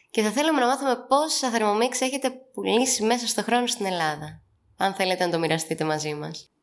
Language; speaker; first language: Greek; native; Greek